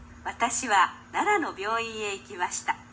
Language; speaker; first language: Japanese; non-native, learner; Filipino